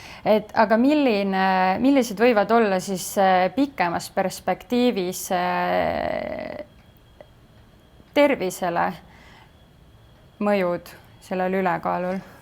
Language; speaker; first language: Estonian; native; Estonian